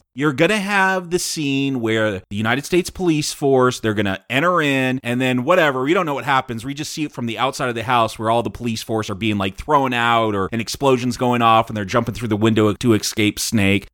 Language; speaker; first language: English; native; English